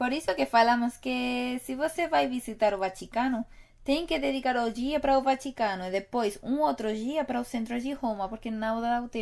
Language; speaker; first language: Portuguese; non-native, fluent; Spanish